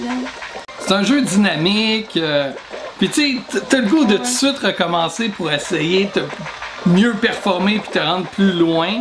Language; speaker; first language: French; native; French